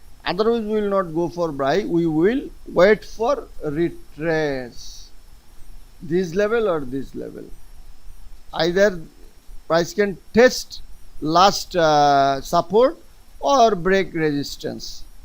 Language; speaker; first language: English; non-native, local second language; Bangla